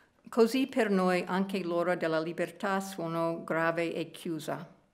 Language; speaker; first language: Italian; non-native, fluent; English